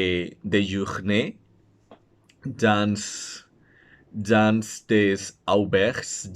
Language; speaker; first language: French; non-native, learner; Spanish